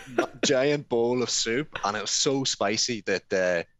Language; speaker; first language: English; native; English